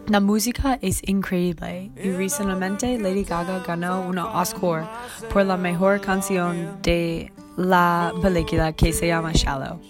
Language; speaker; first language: Spanish; non-native, learner; English